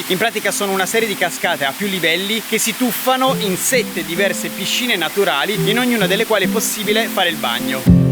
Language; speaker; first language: Italian; native; Italian